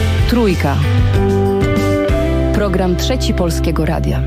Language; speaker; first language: Polish; native; Polish